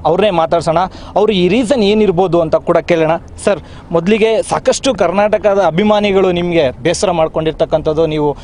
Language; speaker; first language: Kannada; native; Kannada